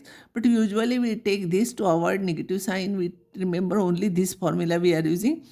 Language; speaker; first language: English; non-native, local second language; Marathi